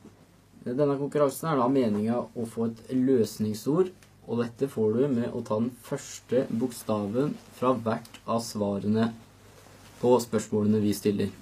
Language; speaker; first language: Norwegian; native; Norwegian